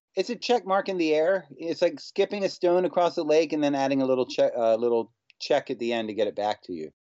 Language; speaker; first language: English; native; English